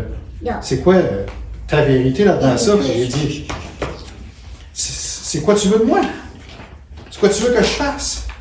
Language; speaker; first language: French; native; French